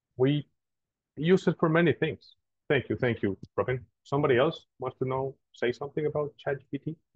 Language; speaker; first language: English; non-native, fluent; Spanish